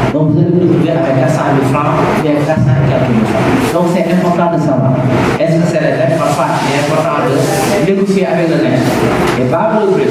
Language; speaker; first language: French; non-native, local second language; Wolof